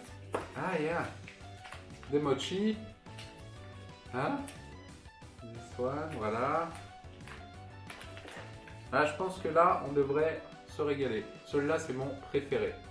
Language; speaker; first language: French; native; French